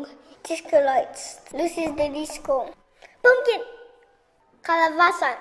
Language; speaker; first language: Spanish; non-native, learner; English